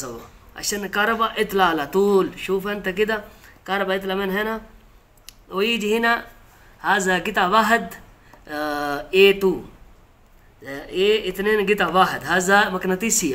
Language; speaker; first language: Arabic; non-native, learner; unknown